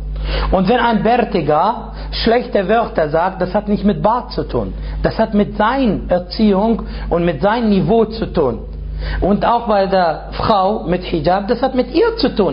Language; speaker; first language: German; non-native, fluent; Arabic